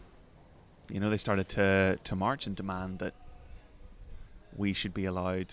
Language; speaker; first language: English; native; English